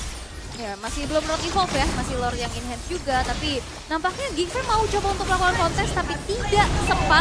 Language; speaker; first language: Indonesian; native; Indonesian